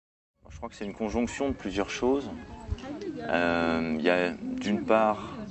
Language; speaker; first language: French; native; French